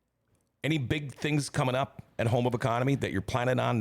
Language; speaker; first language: English; native; English